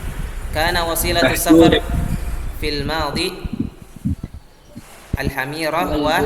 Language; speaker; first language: Arabic; non-native, fluent; Indonesian